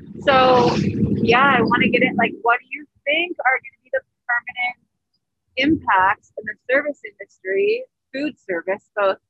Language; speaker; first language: English; native; English